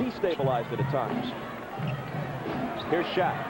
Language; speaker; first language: English; native; English